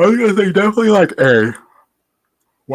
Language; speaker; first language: English; native; English